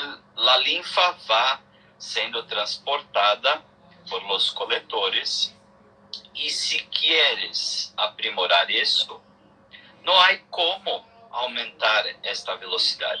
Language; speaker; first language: Spanish; non-native, learner; Portuguese